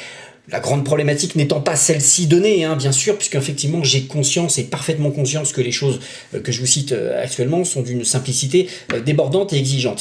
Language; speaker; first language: French; native; French